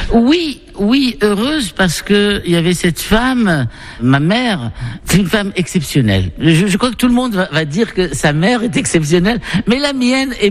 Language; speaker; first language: French; non-native, local second language; Arabic